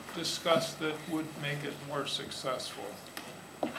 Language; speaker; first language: English; native; English